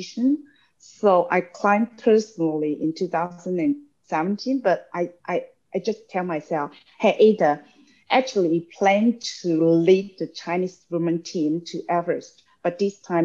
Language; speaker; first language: English; non-native, local second language; Cantonese